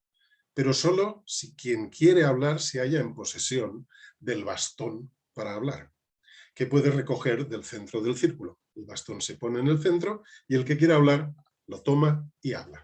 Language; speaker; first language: Spanish; native; Spanish